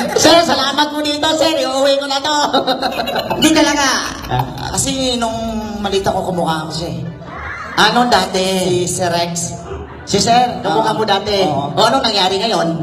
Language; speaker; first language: Filipino; non-native, local second language; Hiligaynon